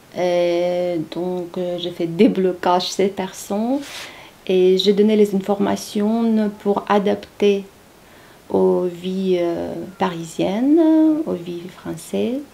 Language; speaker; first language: French; non-native, learner; Ukrainian